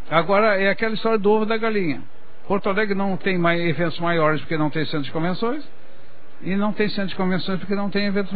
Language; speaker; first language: Portuguese; native; Portuguese